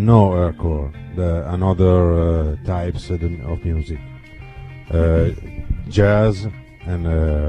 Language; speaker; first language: English; non-native, learner; Italian